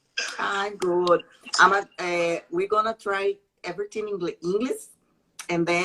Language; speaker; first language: English; non-native, learner; Portuguese